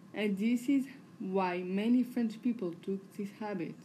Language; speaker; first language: English; non-native, learner; French